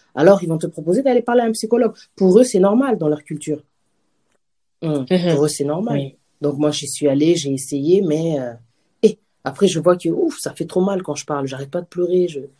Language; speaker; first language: French; native; French